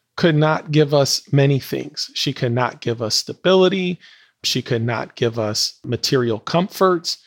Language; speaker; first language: English; native; English